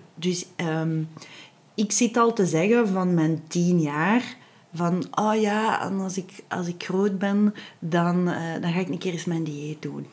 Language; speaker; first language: Dutch; native; Dutch